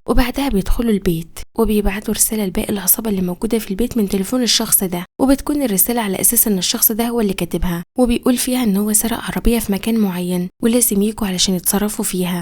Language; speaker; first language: Arabic; native; Arabic